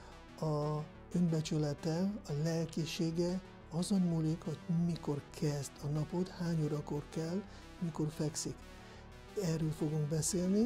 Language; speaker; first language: Hungarian; non-native, fluent; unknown